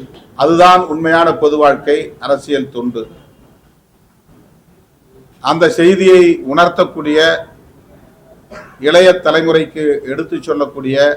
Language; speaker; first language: Tamil; native; Tamil